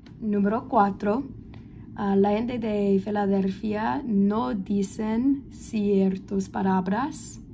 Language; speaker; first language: Spanish; non-native, learner; English